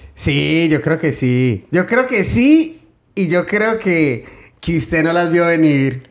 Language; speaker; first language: Spanish; early bilingual, heritage; Spanish